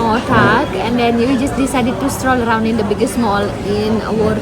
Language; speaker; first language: English; non-native, fluent; Indonesian